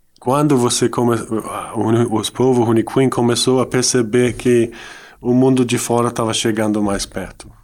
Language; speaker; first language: Portuguese; non-native, fluent; Dutch